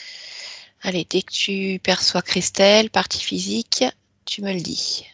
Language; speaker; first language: French; native; French